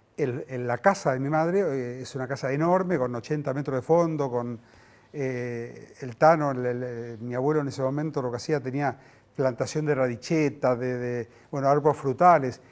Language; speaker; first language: Spanish; native; Spanish